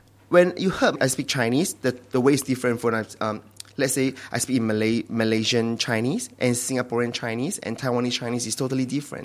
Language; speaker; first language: English; non-native, local second language; Chinese